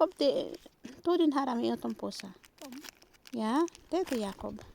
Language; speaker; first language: Swedish; non-native, learner; Filipino